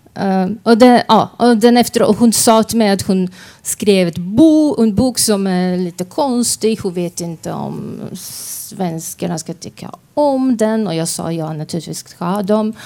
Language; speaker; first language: Swedish; non-native, fluent; Croatian